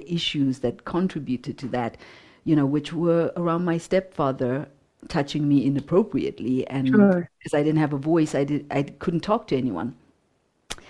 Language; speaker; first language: English; non-native, local second language; Shona